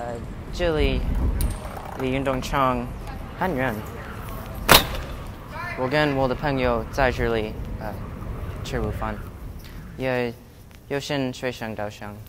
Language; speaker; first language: Chinese; non-native, learner; English